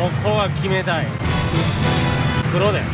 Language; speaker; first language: Japanese; native; Japanese